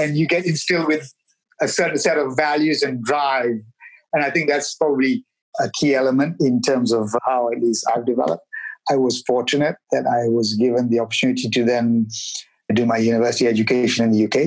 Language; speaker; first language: English; non-native, local second language; Tamil